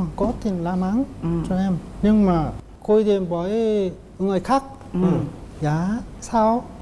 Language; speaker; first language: Vietnamese; non-native, fluent; Korean